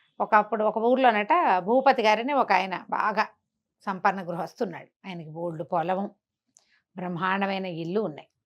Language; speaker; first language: Telugu; native; Telugu